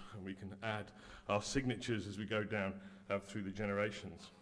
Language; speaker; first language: English; native; English